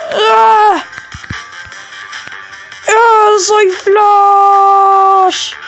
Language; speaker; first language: Spanish; native; Spanish